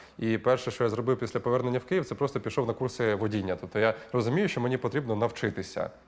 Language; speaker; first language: Ukrainian; native; Ukrainian